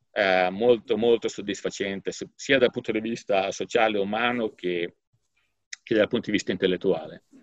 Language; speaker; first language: Italian; native; Italian